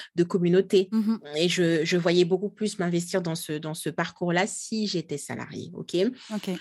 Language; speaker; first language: French; non-native, local second language; Lingala